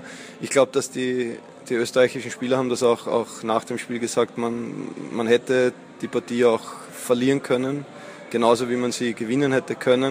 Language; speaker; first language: German; native; German